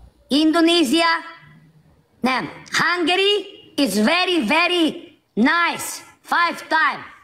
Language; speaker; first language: English; non-native, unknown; Hungarian